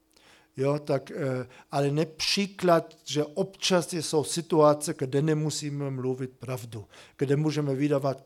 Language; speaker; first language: Czech; non-native, fluent; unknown